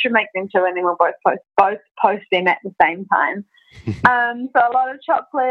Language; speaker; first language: English; native; English